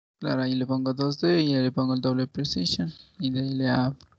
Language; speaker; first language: Spanish; native; Spanish